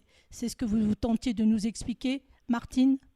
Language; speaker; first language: French; native; French